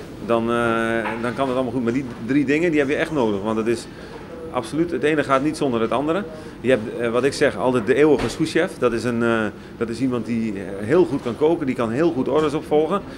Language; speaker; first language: Dutch; native; Dutch